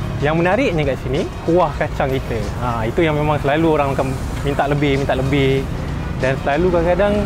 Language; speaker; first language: Malay; native; Malay